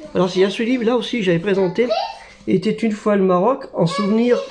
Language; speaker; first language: French; native; French